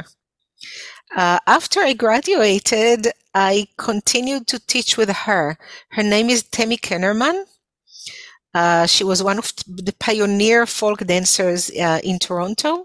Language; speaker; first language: English; non-native, fluent; Hebrew